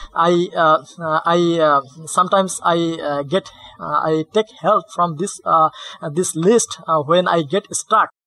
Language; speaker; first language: English; non-native, learner; Bangla